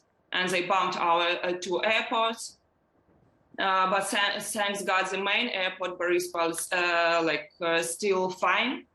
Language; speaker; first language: English; non-native, learner; Ukrainian